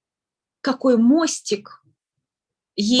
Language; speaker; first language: Russian; native; Russian